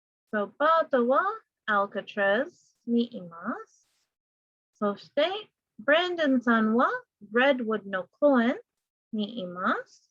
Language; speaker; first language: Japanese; non-native, fluent; English